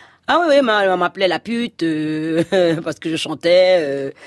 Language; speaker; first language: French; non-native, local second language; Fon